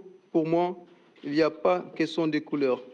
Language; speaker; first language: French; non-native, learner; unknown